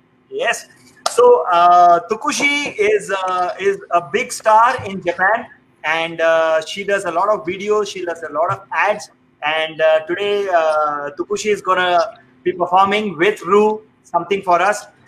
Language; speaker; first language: English; non-native, local second language; Hindi